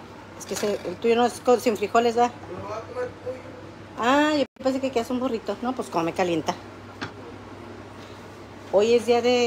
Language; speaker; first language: Spanish; native; Spanish